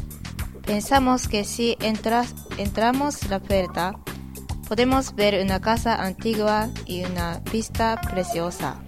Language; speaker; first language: Spanish; non-native, learner; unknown